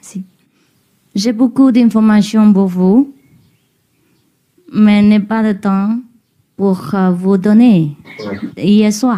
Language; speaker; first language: French; non-native, learner; Vietnamese